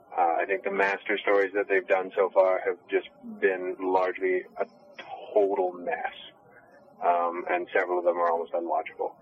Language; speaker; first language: English; native; English